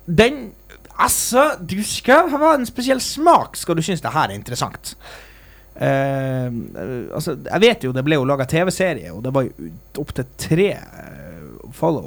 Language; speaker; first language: Norwegian; native; Norwegian